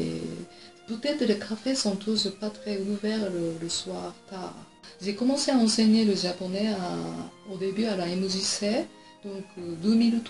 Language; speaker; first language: French; non-native, fluent; Japanese